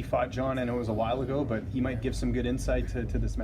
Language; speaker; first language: English; native; English